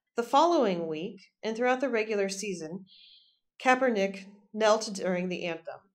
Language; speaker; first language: English; native; English